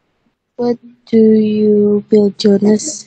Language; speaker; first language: English; non-native, learner; Indonesian